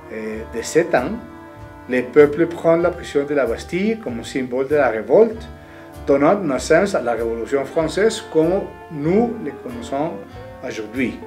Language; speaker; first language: French; non-native, learner; Spanish